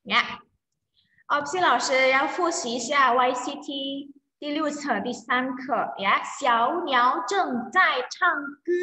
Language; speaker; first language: Chinese; non-native, fluent; Indonesian